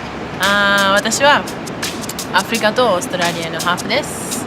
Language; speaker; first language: Japanese; non-native, fluent; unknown